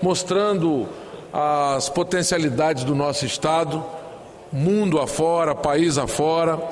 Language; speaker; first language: Portuguese; native; Portuguese